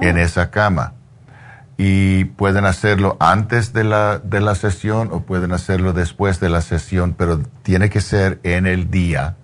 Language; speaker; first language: Spanish; non-native, learner; English